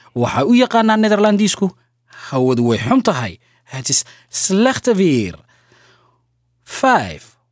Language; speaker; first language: Dutch; non-native, learner; Somali